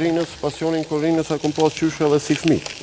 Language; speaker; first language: Albanian; early bilingual, heritage; Albanian